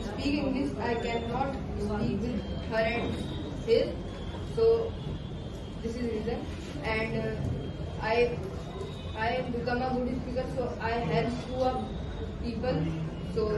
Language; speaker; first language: English; non-native, learner; Hindi